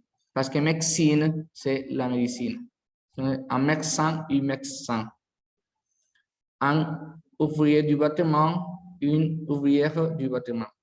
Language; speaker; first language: French; non-native, learner; Spanish